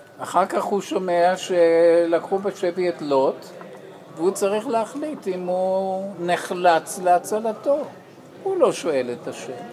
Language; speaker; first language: Hebrew; non-native, fluent; English